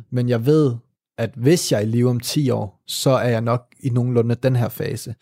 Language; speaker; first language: Danish; native; Danish